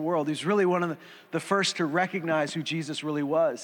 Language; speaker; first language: English; native; English